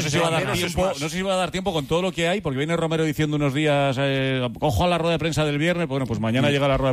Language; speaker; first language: Spanish; native; Spanish